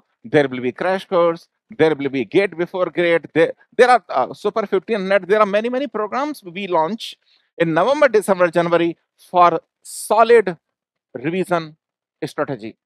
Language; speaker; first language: English; non-native, local second language; Hindi